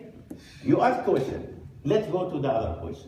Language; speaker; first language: English; non-native, fluent; Arabic